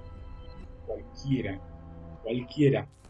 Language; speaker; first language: Spanish; native; Spanish